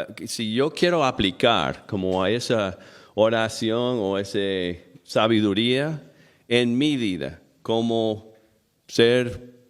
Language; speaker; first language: Spanish; non-native, fluent; English